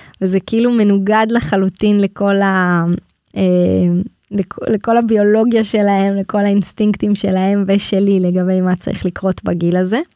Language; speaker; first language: Hebrew; native; Hebrew